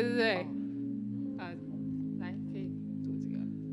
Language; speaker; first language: Chinese; non-native, learner; English